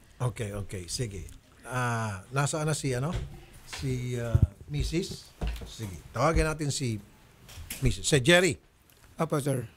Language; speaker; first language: Filipino; native; Filipino